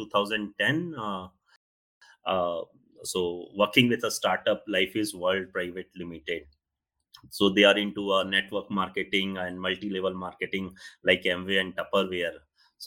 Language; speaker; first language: English; non-native, local second language; Hindi